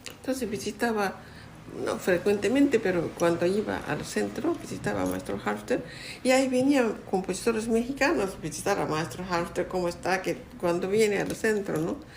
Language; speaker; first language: Spanish; non-native, fluent; Japanese